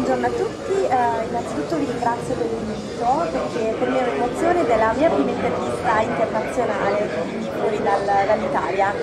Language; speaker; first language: Italian; native; Italian